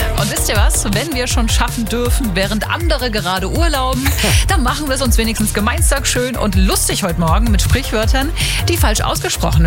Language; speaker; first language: German; native; German